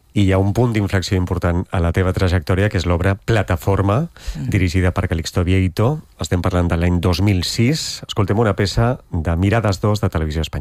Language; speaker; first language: Catalan; native; Catalan